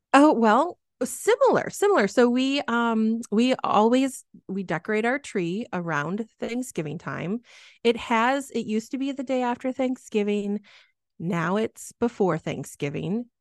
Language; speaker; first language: English; native; English